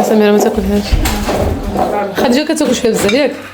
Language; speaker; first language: Arabic; native; Arabic